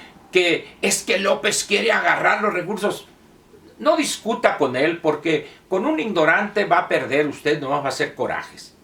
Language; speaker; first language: Spanish; native; Spanish